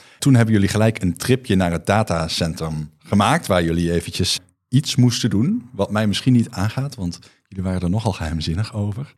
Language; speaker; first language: Dutch; native; Dutch